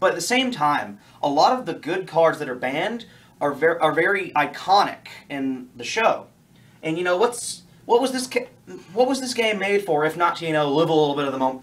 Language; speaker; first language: English; native; English